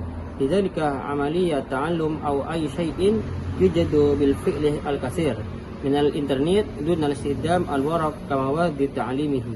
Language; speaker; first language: Arabic; non-native, learner; Indonesian